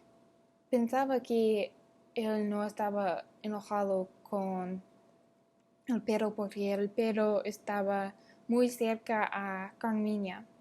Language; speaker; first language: Spanish; non-native, learner; English